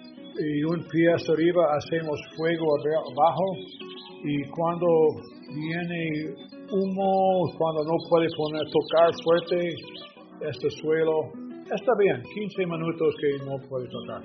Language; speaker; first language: Spanish; non-native, learner; English